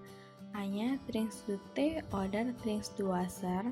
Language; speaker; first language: German; non-native, fluent; Indonesian